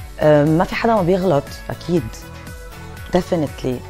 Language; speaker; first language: Arabic; native; Arabic